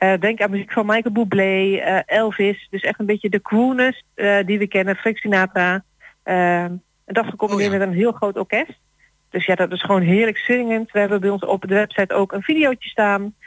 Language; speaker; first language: Dutch; native; Dutch